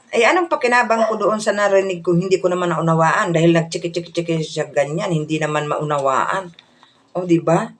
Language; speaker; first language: Filipino; non-native, local second language; Cebuano